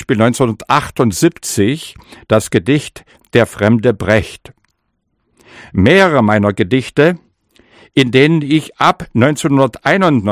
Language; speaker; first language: German; non-native, local second language; Upper Sorbian